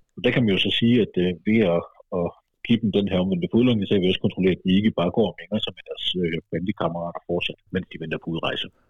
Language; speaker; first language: Danish; native; Danish